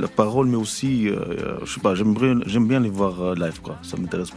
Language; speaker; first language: French; non-native, learner; English